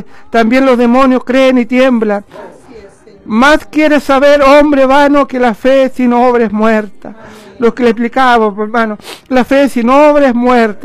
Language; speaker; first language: Spanish; native; Spanish